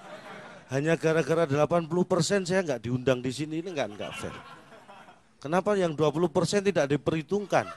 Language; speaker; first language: Indonesian; native; Indonesian